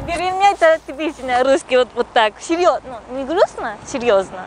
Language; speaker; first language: Russian; non-native, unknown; Japanese